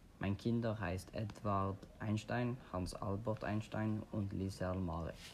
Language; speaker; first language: German; non-native, learner; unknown